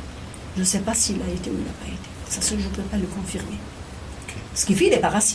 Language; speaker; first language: French; non-native, local second language; Kabyle